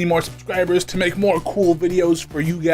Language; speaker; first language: English; native; English